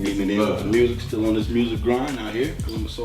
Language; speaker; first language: English; native; English